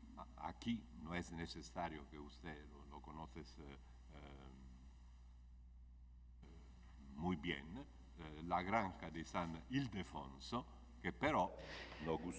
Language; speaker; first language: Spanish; non-native, fluent; Italian